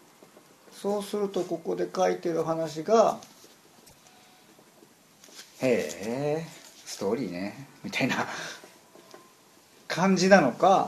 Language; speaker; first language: Japanese; native; Japanese